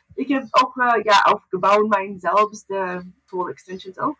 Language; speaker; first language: German; non-native, learner; English